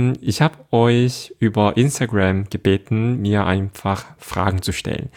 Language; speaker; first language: German; non-native, fluent; Korean